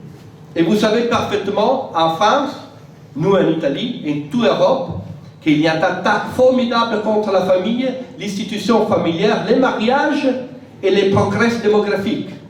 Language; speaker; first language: French; non-native, fluent; Italian